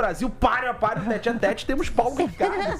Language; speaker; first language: Portuguese; native; Portuguese